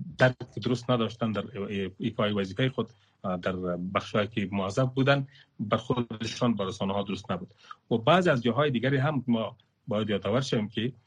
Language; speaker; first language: Persian; non-native, local second language; Pashto